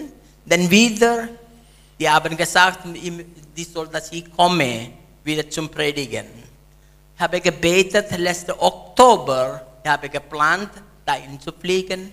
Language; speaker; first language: German; non-native, learner; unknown